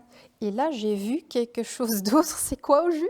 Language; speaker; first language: French; non-native, local second language; Dutch